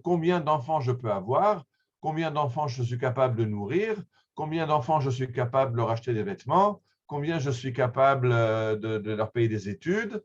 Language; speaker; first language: French; native; French